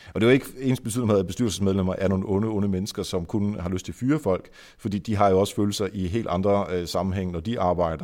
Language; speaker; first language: Danish; early bilingual, other home language; Dutch